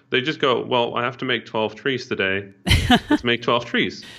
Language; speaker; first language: English; non-native, fluent; Dutch